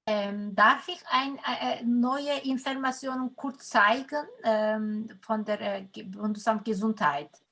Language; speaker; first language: German; non-native, fluent; Turkish